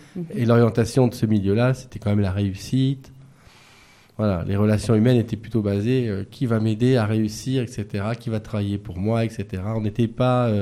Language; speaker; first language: French; native; French